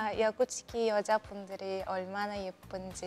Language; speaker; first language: Korean; non-native, learner; Yakut